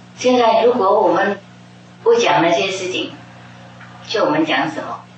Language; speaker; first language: Chinese; non-native, fluent; Vietnamese